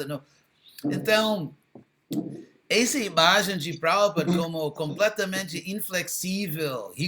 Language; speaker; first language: Portuguese; non-native, fluent; English